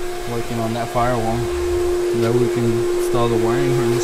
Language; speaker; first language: English; early bilingual, other home language; Spanish